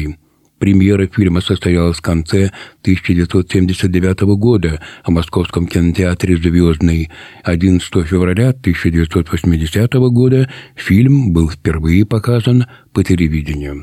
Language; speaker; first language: Russian; native; Russian